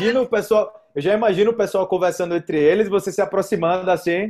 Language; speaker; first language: Portuguese; native; Portuguese